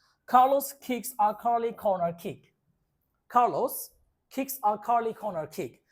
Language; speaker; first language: English; non-native, local second language; Bangla